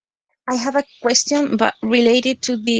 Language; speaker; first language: English; non-native, learner; Spanish